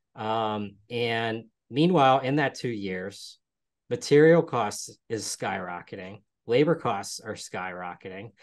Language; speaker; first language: English; native; English